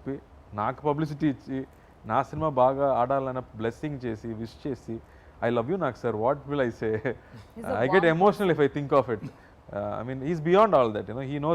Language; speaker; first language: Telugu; non-native, fluent; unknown